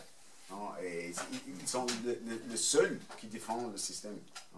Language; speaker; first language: French; non-native, fluent; German